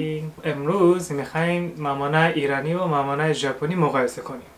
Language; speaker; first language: Persian; non-native, fluent; Japanese